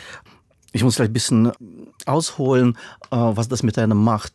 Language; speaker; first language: German; non-native, fluent; Russian